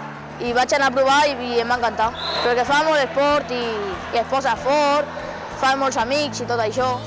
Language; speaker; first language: Catalan; non-native, local second language; Spanish